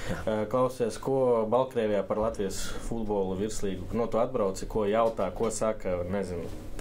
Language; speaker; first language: Latvian; native; Latvian